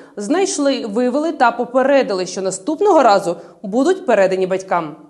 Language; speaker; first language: Ukrainian; native; Ukrainian